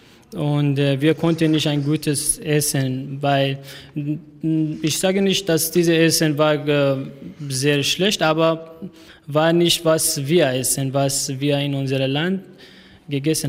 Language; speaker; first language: German; non-native, learner; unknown